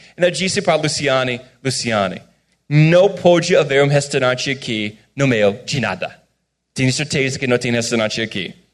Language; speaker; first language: Portuguese; non-native, fluent; English